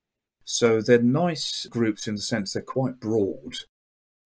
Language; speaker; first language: English; native; English